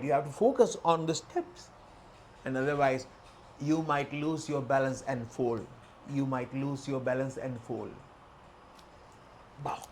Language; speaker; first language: English; non-native, local second language; Sinhala